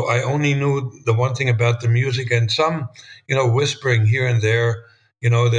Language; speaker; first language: English; non-native, fluent; German